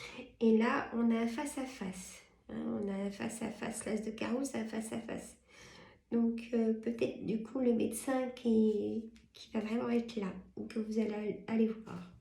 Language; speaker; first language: French; native; French